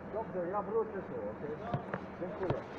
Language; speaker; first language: Polish; non-native, learner; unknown